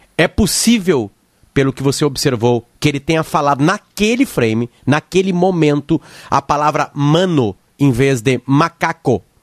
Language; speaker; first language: Portuguese; native; Portuguese